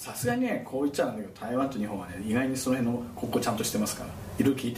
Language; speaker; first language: Japanese; native; Japanese